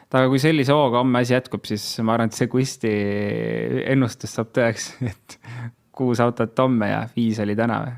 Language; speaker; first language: Estonian; native; Estonian